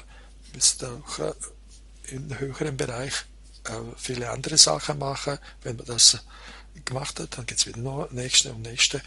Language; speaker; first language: German; non-native, fluent; Croatian